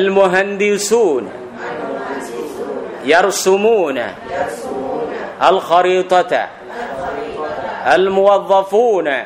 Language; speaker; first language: Arabic; non-native, fluent; Thai